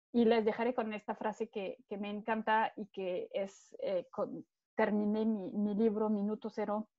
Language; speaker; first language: Spanish; non-native, fluent; French